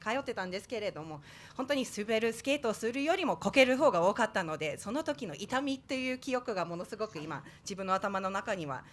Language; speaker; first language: Japanese; native; Japanese